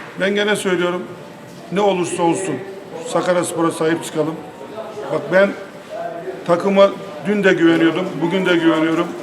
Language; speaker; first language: Turkish; native; Turkish